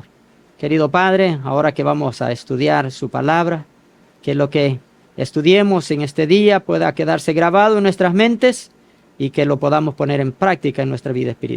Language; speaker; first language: Spanish; native; Spanish